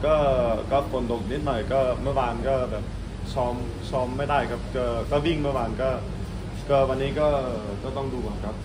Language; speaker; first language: Thai; early bilingual, heritage; Thai